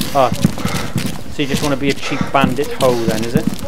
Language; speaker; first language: English; native; English